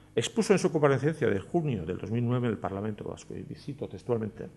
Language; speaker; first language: Spanish; native; Spanish